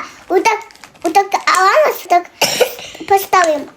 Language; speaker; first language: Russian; non-native, local second language; Kazakh